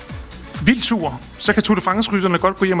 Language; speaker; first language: Danish; native; Danish